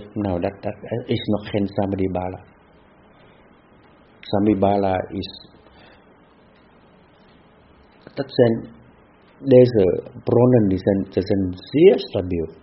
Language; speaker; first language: Dutch; non-native, fluent; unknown